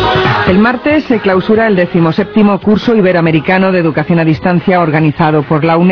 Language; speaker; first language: Spanish; native; Spanish